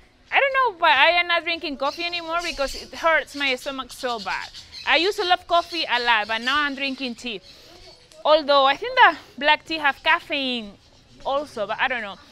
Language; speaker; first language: English; non-native, fluent; Spanish